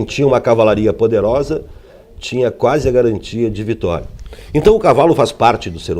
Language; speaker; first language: Portuguese; native; Portuguese